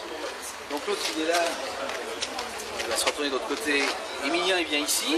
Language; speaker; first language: French; native; French